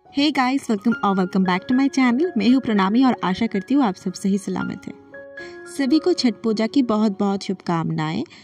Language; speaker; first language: Hindi; non-native, local second language; Bangla